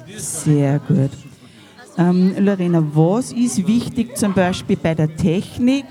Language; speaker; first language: German; native; German